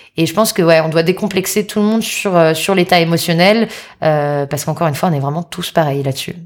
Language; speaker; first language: French; native; French